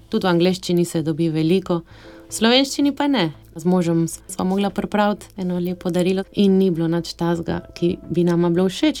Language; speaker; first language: Slovenian; early bilingual, heritage; Slovenian